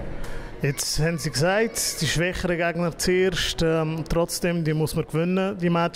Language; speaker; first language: German; native; German